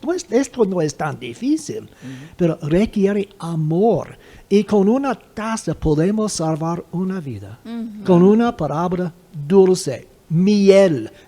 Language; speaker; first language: Spanish; non-native, fluent; English